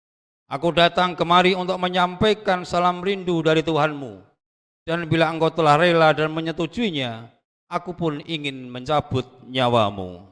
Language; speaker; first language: Indonesian; native; Indonesian